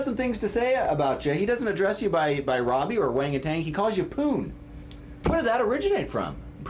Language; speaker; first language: English; native; English